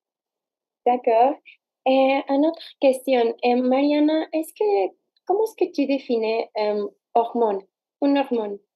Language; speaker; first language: French; non-native, learner; Spanish